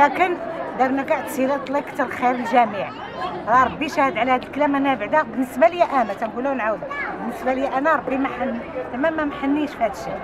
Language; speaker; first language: Arabic; native; Arabic